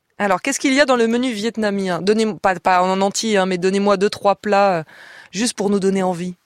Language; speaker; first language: French; native; French